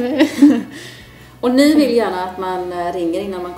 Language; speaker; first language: Swedish; native; Swedish